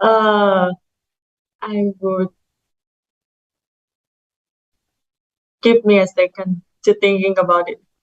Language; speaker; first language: English; non-native, learner; Thai